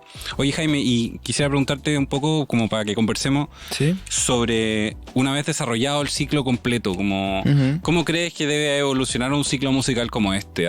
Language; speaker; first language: Spanish; native; Spanish